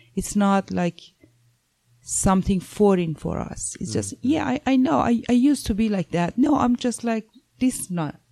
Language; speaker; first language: English; non-native, fluent; Persian